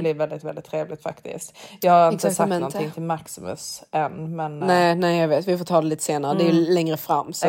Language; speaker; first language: Swedish; native; Swedish